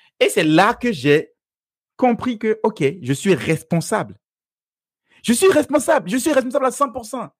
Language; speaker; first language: French; non-native, local second language; Fon